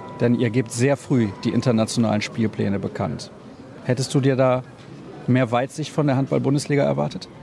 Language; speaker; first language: German; native; German